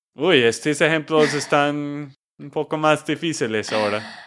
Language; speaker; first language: Spanish; non-native, fluent; English